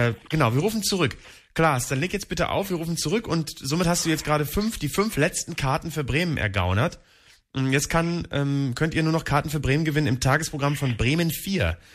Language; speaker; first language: German; native; German